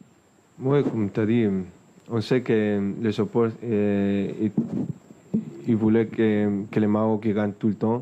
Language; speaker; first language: French; non-native, fluent; Spanish